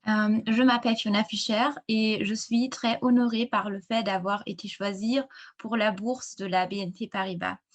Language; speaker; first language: French; non-native, fluent; German